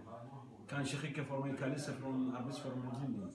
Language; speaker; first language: Swedish; non-native, learner; Arabic